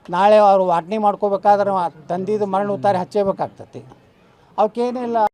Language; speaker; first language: Kannada; native; Kannada